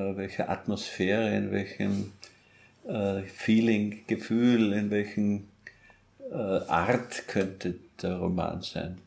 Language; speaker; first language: German; native; German